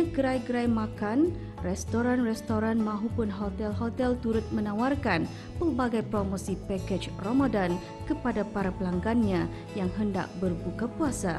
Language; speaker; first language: Malay; native; Malay